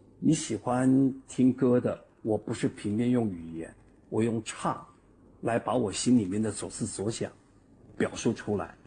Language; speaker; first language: Chinese; native; Chinese